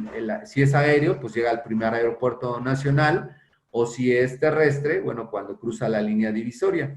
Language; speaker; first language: Spanish; native; Spanish